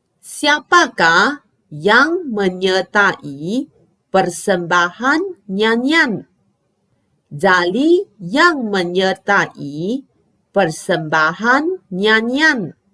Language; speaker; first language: Malay; non-native, local second language; Chinese